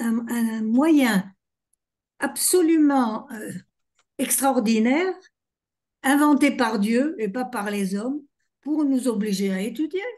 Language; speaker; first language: French; native; French